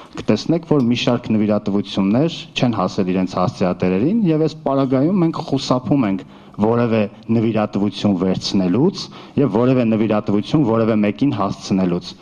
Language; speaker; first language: Armenian; native; Armenian